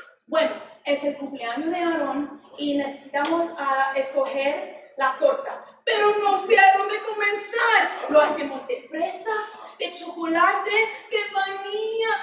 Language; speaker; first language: Spanish; non-native, fluent; English